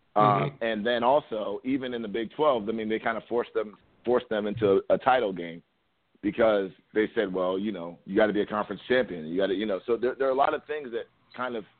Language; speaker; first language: English; native; English